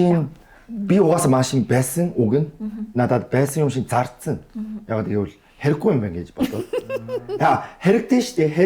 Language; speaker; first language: Mongolian; non-native, fluent; Korean